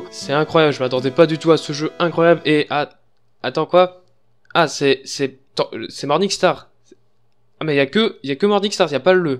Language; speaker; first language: French; native; French